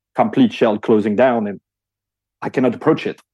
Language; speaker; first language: English; non-native, fluent; French